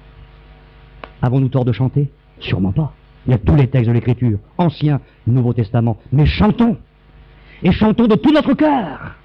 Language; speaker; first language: French; native; French